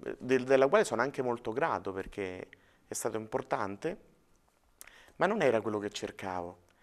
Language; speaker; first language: Italian; native; Italian